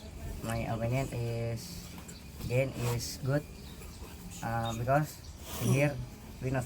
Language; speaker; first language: English; non-native, learner; Indonesian